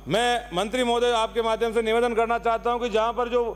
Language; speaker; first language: Hindi; native; Hindi